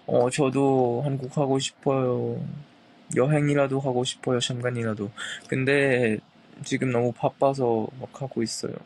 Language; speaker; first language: Korean; non-native, learner; Thai